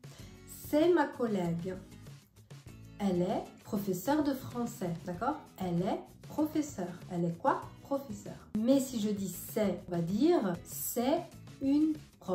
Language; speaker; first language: French; non-native, fluent; Italian